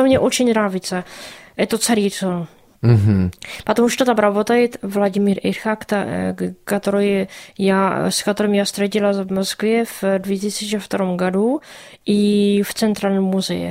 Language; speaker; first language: Russian; non-native, learner; Czech